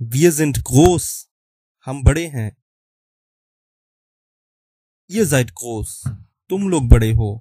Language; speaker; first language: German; non-native, fluent; Urdu